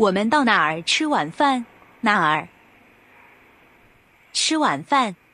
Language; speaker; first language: Chinese; non-native, learner; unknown